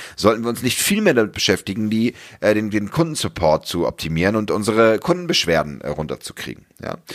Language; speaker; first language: German; native; German